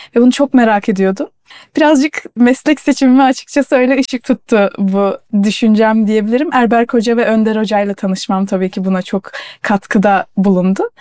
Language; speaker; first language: Turkish; native; Turkish